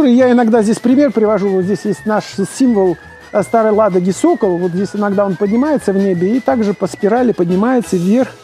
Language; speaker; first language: Russian; native; Russian